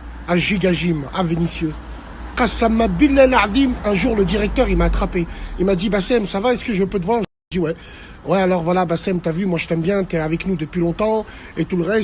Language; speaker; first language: French; native; French